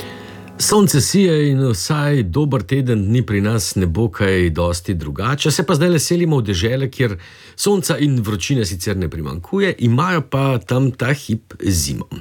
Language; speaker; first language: Slovenian; native; Slovenian